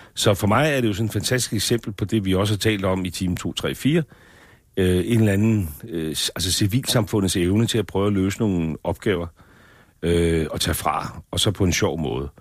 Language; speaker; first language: Danish; native; Danish